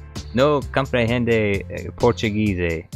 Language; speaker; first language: Spanish; non-native, learner; English